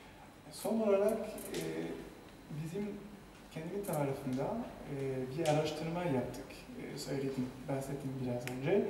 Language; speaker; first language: Turkish; non-native, fluent; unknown